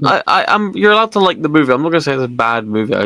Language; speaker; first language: English; native; English